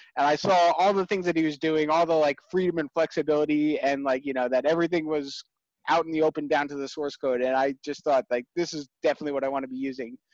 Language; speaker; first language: English; native; English